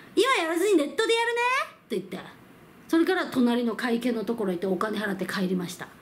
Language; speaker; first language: Japanese; non-native, fluent; Korean